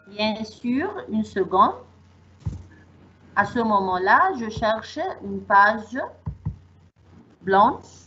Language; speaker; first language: French; non-native, fluent; Arabic